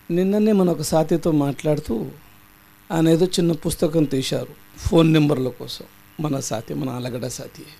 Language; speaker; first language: Telugu; non-native, local second language; Urdu